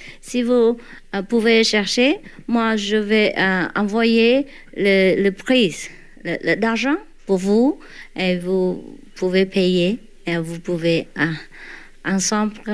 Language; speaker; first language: French; non-native, learner; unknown